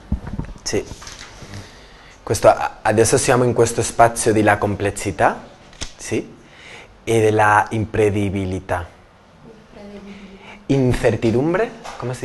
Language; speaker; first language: Italian; non-native, learner; Spanish